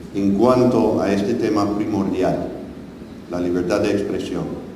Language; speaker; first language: Spanish; non-native, fluent; English